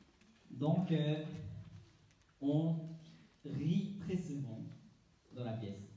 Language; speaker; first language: French; non-native, fluent; Japanese